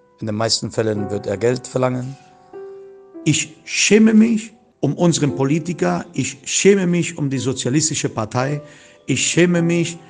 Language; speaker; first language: German; non-native, fluent; Spanish